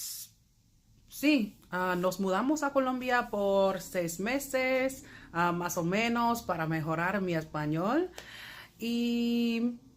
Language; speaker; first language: Spanish; non-native, learner; English